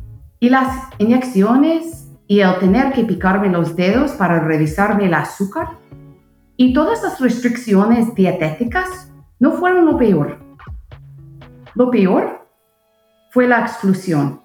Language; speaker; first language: Spanish; non-native, fluent; English